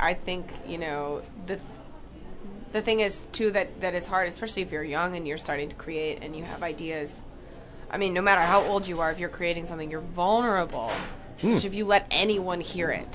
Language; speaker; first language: English; native; English